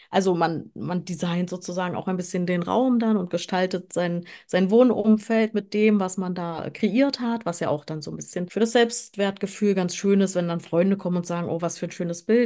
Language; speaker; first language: German; native; German